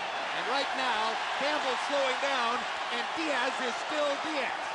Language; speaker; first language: English; native; English